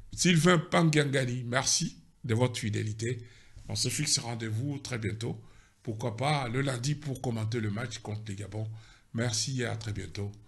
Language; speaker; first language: French; non-native, local second language; Lingala